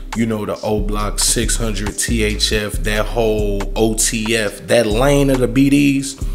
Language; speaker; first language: English; native; English